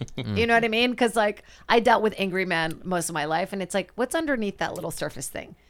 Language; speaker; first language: English; non-native, fluent; Portuguese